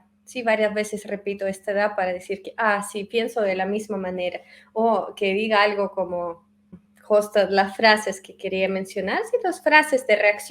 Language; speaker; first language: Spanish; non-native, fluent; Russian